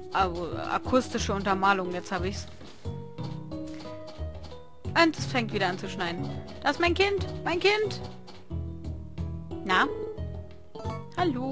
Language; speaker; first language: German; native; German